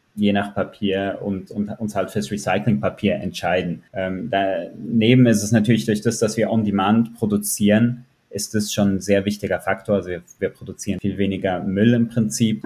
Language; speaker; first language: German; native; German